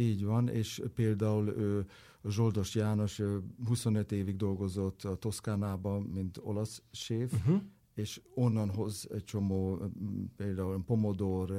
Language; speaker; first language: Hungarian; non-native, fluent; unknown